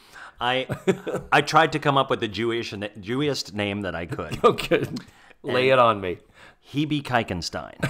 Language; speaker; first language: English; native; English